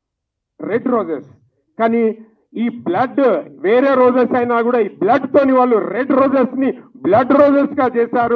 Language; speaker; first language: Telugu; native; Telugu